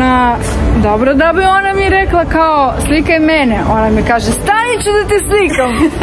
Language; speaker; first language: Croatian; non-native, fluent; Russian